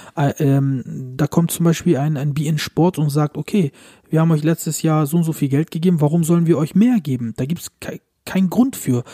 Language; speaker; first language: German; early bilingual, other home language; Turkish